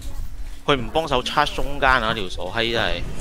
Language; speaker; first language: Chinese; native; Chinese